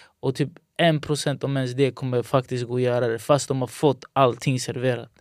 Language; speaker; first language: Swedish; early bilingual, other home language; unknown